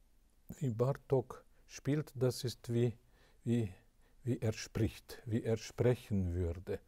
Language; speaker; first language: German; non-native, fluent; Hungarian